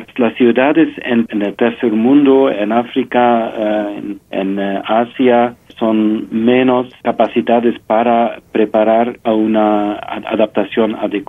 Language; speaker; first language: Spanish; non-native, fluent; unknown